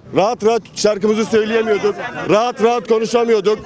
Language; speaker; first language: Turkish; native; Turkish